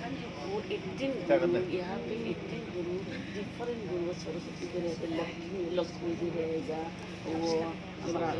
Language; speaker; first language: Hindi; non-native, local second language; Bodo